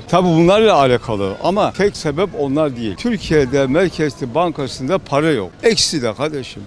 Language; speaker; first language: Turkish; non-native, local second language; Kurdish